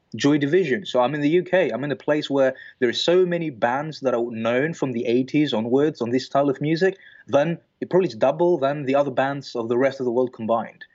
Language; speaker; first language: English; non-native, fluent; Greek